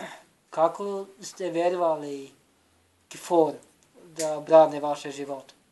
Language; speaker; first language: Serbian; non-native, learner; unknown